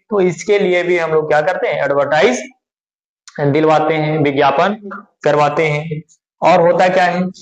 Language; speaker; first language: Hindi; native; Hindi